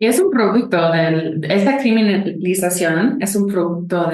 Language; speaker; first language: Spanish; non-native, fluent; English